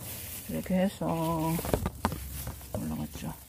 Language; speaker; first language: Korean; native; Korean